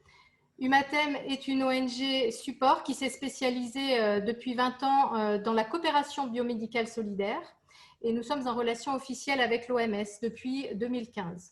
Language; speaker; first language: French; native; French